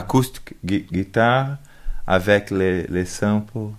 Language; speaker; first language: French; non-native, learner; Portuguese